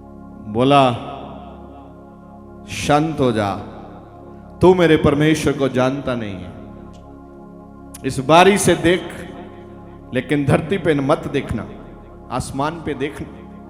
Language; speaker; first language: Hindi; non-native, local second language; Punjabi